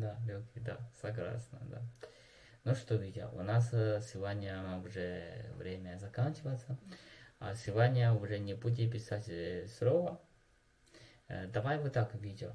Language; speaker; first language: Russian; non-native, learner; Chinese